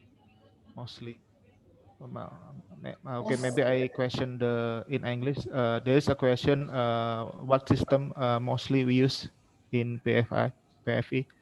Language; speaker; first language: English; non-native, learner; Indonesian